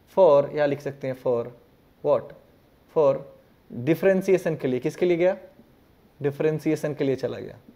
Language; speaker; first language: Hindi; non-native, local second language; Gujarati